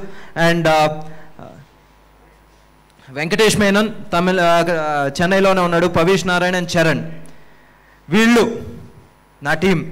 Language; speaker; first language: Telugu; native; Telugu